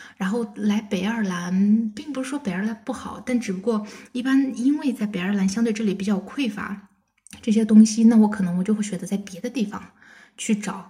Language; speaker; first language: Chinese; non-native, local second language; Kazakh